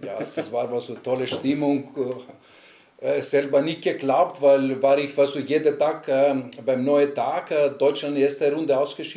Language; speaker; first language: German; non-native, learner; Greek